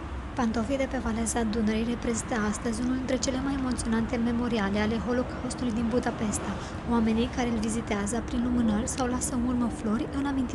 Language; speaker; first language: Romanian; native; Romanian